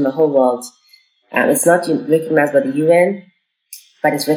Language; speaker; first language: English; non-native, local second language; Xhosa